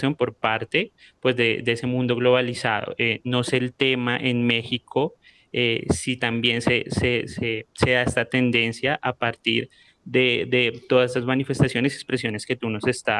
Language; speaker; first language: Spanish; native; Spanish